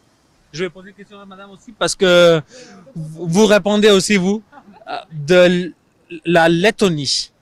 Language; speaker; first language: French; non-native, fluent; English